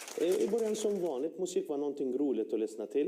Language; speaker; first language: Swedish; non-native, learner; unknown